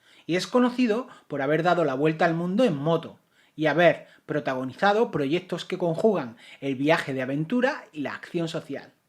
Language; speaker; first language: Spanish; native; Spanish